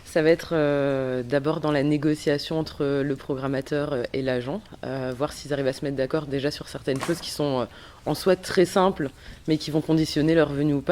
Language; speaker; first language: French; native; French